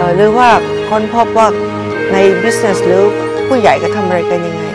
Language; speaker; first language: Thai; native; Thai